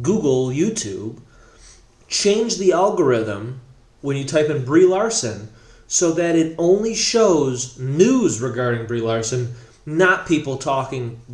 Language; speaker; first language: English; native; English